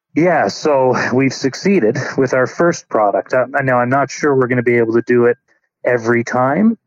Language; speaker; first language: English; native; English